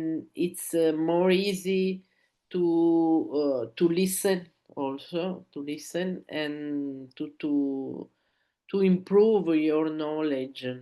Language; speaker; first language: English; non-native, learner; Italian